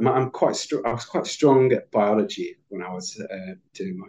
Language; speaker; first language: English; native; English